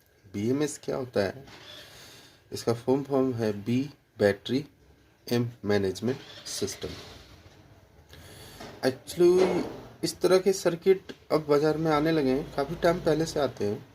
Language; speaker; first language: Hindi; native; Hindi